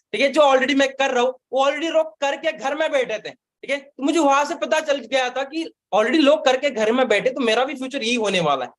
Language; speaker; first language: Hindi; non-native, local second language; Marathi